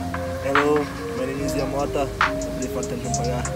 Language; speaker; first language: English; non-native, learner; Portuguese